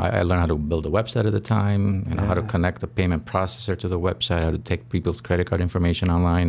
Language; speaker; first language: English; non-native, fluent; Albanian